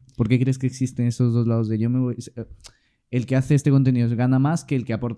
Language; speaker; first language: Spanish; native; Spanish